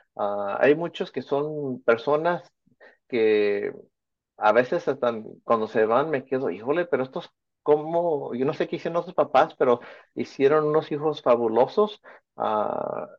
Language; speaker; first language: Spanish; early bilingual, heritage; Spanish